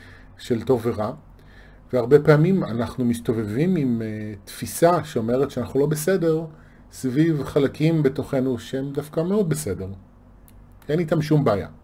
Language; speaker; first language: Hebrew; native; Hebrew